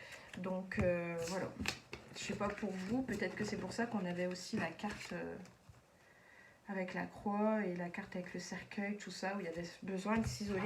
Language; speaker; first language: French; native; French